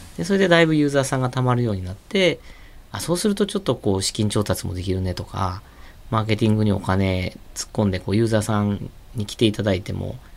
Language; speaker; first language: Japanese; native; Japanese